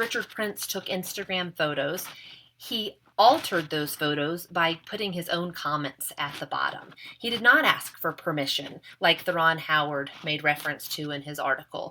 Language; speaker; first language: English; native; English